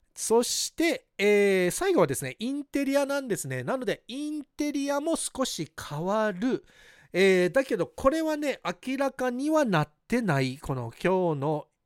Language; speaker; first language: Japanese; early bilingual, heritage; Japanese